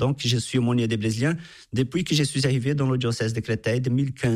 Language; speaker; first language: French; non-native, fluent; Portuguese